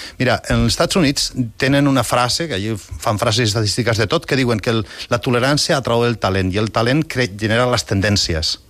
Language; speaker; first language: Catalan; non-native, local second language; Spanish